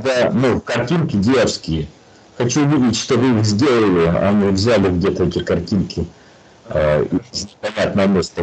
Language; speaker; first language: Russian; native; Russian